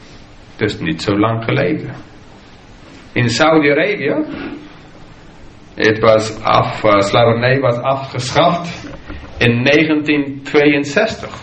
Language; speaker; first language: Dutch; non-native, fluent; English